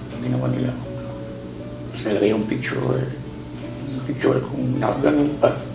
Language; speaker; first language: Filipino; non-native, local second language; Waray